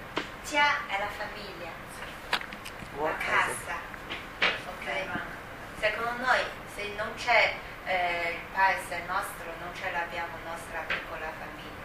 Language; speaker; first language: Italian; non-native, fluent; Chinese